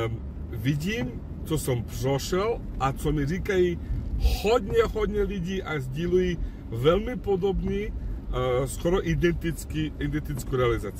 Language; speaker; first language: Czech; non-native, fluent; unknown